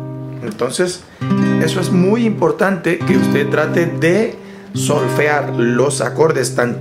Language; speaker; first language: Spanish; native; Spanish